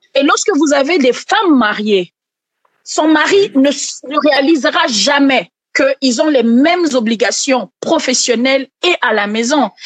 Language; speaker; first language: French; non-native, local second language; Lingala